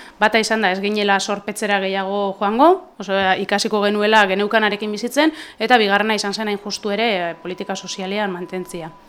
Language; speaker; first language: Basque; native; Basque